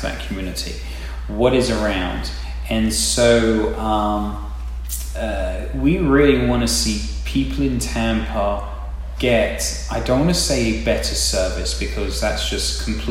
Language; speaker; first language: English; native; English